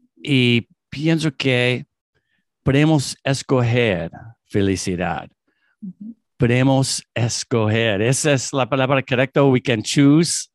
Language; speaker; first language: Spanish; non-native, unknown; English